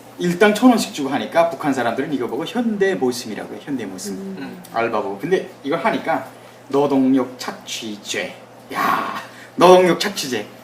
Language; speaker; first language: Korean; native; Korean